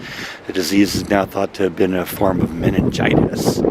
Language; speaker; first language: English; native; English